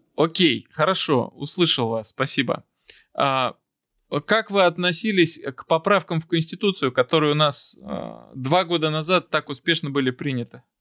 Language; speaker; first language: Russian; native; Russian